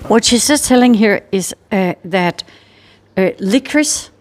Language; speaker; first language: English; non-native, fluent; Danish